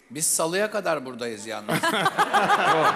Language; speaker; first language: Turkish; native; Turkish